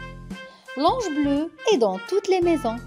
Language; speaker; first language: French; non-native, local second language; Arabic